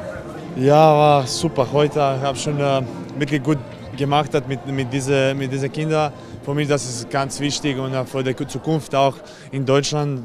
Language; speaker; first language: German; non-native, learner; Serbian